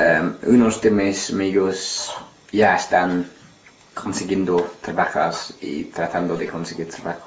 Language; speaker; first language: Spanish; non-native, learner; English